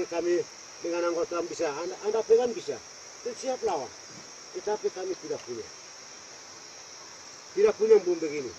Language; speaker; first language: Indonesian; non-native, local second language; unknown